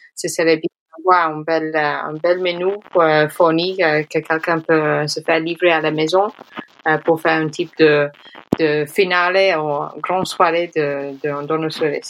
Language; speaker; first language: French; non-native, fluent; English